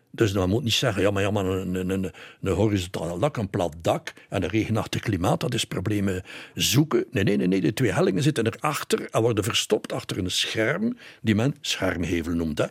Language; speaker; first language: Dutch; native; Dutch